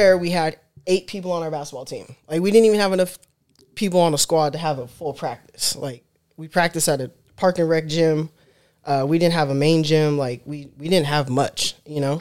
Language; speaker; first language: English; native; English